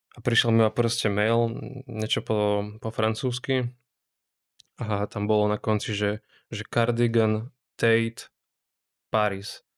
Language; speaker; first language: Slovak; native; Slovak